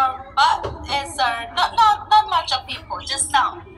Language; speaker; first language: English; non-native, learner; Thai